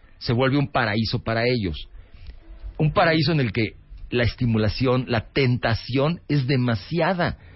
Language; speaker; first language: Spanish; native; Spanish